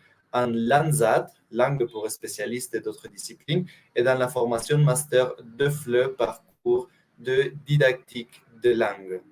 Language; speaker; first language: French; non-native, fluent; Spanish